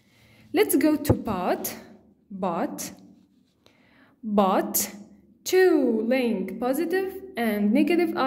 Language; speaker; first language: English; non-native, fluent; Arabic